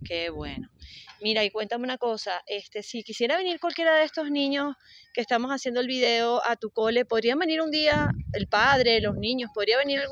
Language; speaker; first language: Spanish; native; Spanish